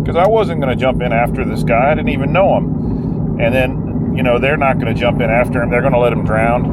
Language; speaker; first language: English; native; English